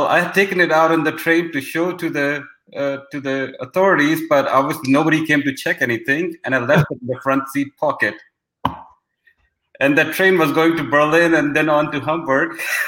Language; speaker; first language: English; non-native, local second language; Hindi